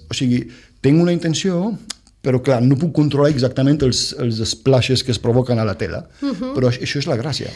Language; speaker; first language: Catalan; non-native, fluent; Romanian